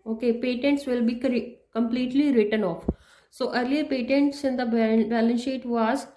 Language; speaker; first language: English; non-native, local second language; Punjabi